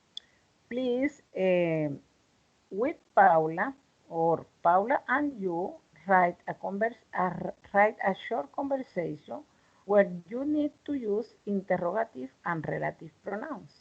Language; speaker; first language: English; non-native, learner; Spanish